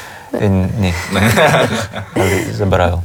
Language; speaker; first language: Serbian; non-native, learner; Russian